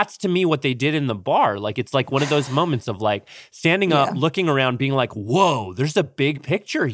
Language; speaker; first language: English; native; English